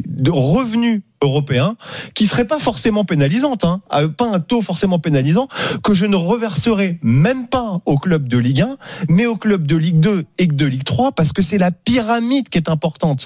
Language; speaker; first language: French; native; French